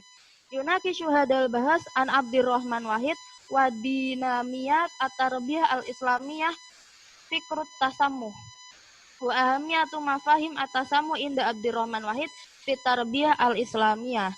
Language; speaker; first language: Arabic; non-native, learner; Indonesian